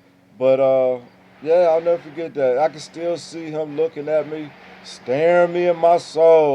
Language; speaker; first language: English; native; English